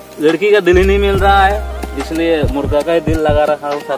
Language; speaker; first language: Hindi; non-native, local second language; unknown